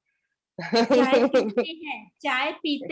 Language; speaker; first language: Hindi; native; Hindi